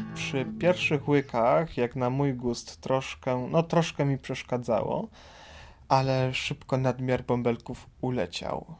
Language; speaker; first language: Polish; native; Polish